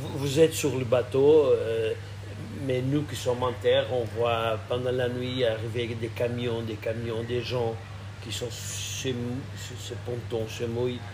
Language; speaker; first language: French; non-native, fluent; Portuguese